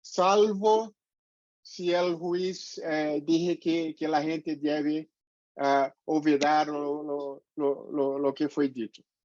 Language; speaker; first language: Spanish; non-native, fluent; Portuguese